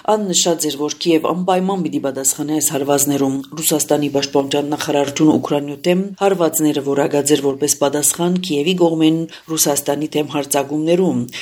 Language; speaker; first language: Armenian; native; Armenian